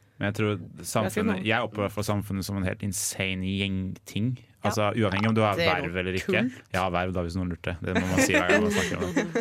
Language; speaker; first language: Norwegian; native; Norwegian